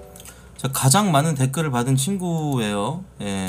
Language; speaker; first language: Korean; native; Korean